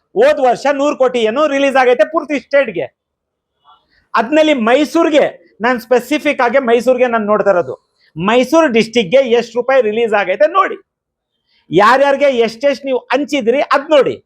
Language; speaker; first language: Kannada; non-native, local second language; Urdu